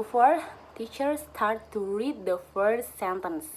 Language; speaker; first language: English; non-native, learner; Indonesian